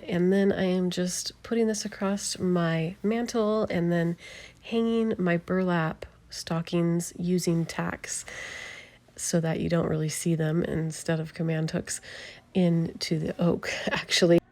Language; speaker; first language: English; native; English